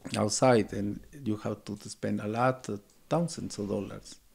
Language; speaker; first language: English; non-native, learner; Spanish